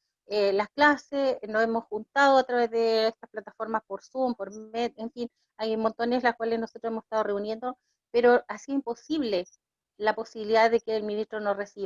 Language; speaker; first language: Spanish; native; Spanish